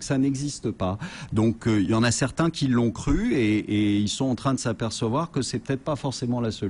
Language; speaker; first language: French; native; French